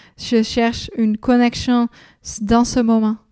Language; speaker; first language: French; non-native, learner; Dutch